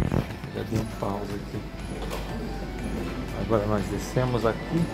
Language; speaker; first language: Portuguese; native; Portuguese